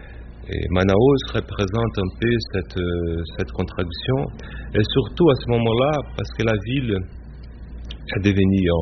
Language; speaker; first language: French; non-native, fluent; Portuguese